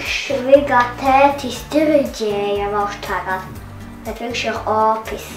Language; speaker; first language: Latvian; early bilingual, heritage; Latvian